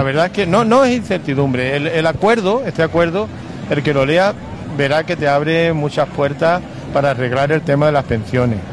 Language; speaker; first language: Spanish; native; Spanish